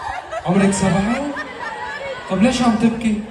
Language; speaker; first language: Arabic; native; Arabic